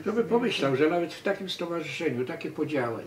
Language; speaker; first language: Polish; native; Polish